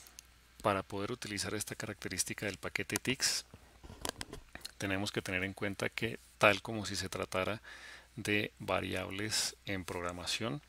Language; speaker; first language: Spanish; native; Spanish